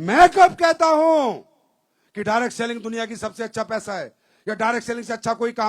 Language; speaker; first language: Hindi; native; Hindi